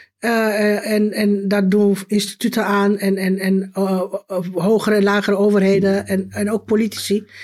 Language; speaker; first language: Dutch; non-native, fluent; Romanian